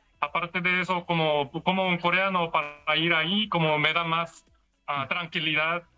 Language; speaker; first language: Spanish; non-native, learner; Korean